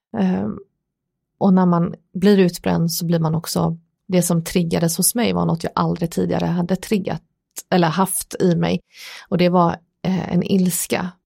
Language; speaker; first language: Swedish; early bilingual, other home language; Persian